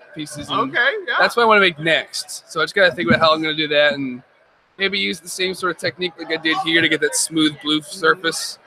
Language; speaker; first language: English; native; English